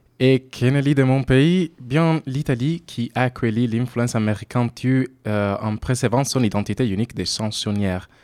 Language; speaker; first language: French; non-native, fluent; Italian